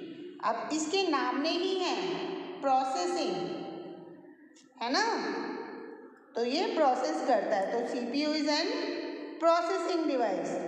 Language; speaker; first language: Hindi; native; Hindi